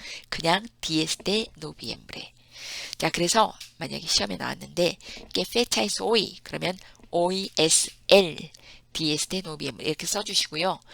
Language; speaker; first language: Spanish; non-native, fluent; Korean